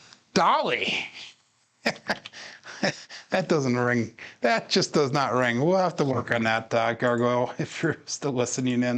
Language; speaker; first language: English; native; English